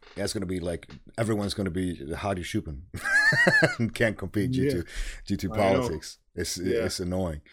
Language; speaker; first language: English; non-native, fluent; German